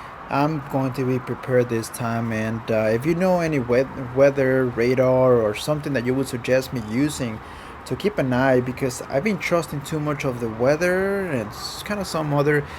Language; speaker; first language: English; non-native, fluent; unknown